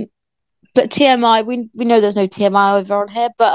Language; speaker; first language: English; native; English